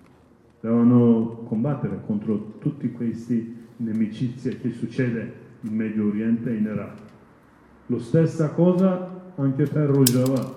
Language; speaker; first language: Italian; non-native, learner; Kurdish